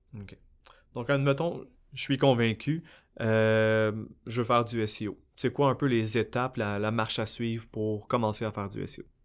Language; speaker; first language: French; native; French